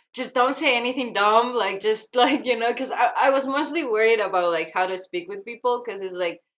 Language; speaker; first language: English; non-native, fluent; Spanish